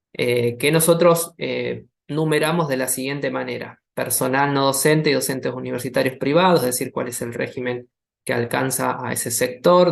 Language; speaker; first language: Spanish; native; Spanish